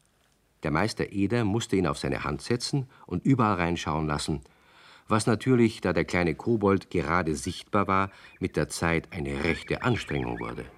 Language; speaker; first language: German; native; German